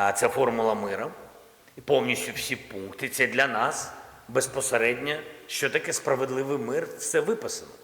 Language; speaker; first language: Ukrainian; non-native, local second language; Russian